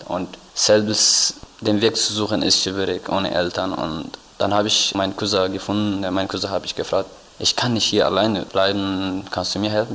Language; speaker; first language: German; non-native, learner; Tigrinya